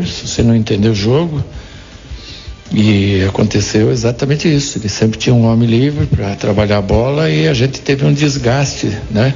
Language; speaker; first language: Portuguese; native; Portuguese